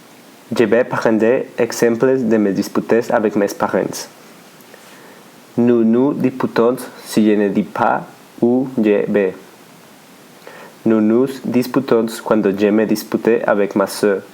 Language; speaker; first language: French; non-native, learner; Spanish